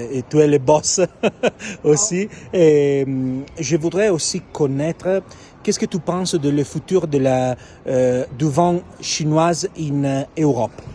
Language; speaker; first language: French; non-native, learner; Italian